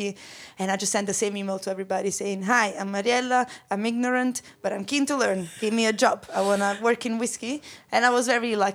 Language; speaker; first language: English; non-native, fluent; Italian